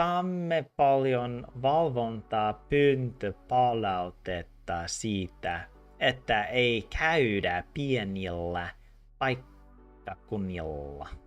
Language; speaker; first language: Finnish; non-native, learner; English